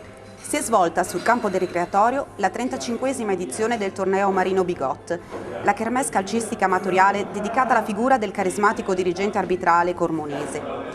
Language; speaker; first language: Italian; native; Italian